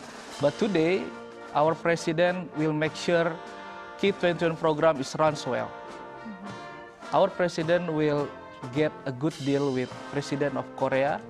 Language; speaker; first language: English; non-native, learner; Indonesian